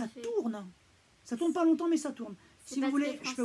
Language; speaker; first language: French; native; French